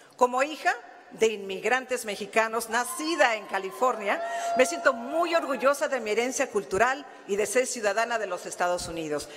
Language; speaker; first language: Spanish; early bilingual, heritage; Spanish